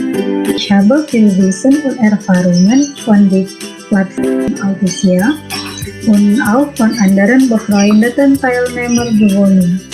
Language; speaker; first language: German; non-native, fluent; Indonesian